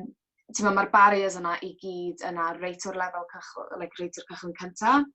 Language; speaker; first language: Welsh; native; Welsh